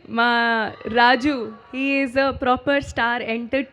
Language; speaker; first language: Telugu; non-native, learner; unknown